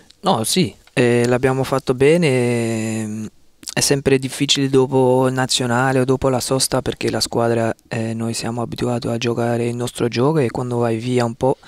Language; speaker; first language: Italian; non-native, fluent; Dutch